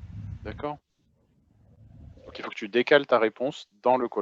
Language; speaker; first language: French; native; French